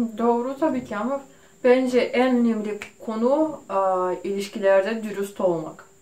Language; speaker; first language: Turkish; non-native, fluent; Russian